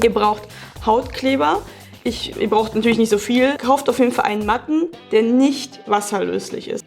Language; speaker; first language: German; native; German